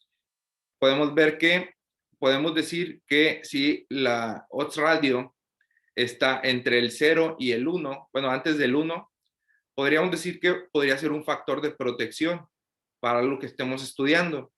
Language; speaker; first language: Spanish; native; Spanish